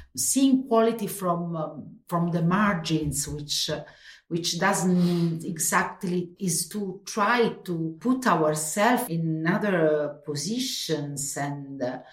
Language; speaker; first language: English; non-native, fluent; Italian